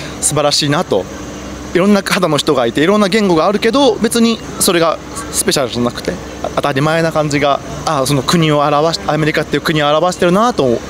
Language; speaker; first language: Japanese; native; Japanese